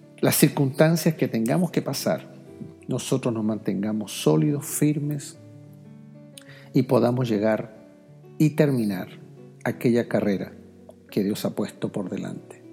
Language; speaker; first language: Spanish; native; Spanish